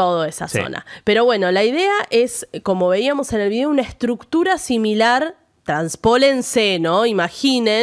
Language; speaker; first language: Spanish; native; Spanish